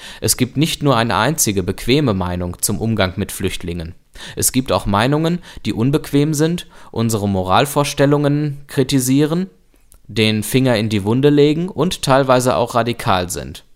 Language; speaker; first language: German; native; German